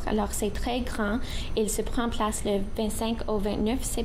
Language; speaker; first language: French; non-native, local second language; English